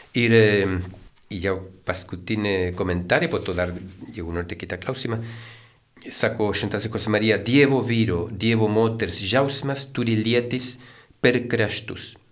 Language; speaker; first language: Lithuanian; non-native, fluent; Spanish